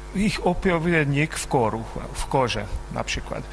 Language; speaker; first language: Polish; non-native, fluent; Hungarian